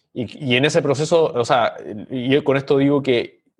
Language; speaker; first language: Spanish; native; Spanish